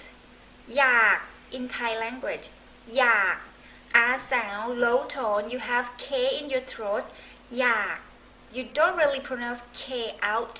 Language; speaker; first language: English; non-native, fluent; Thai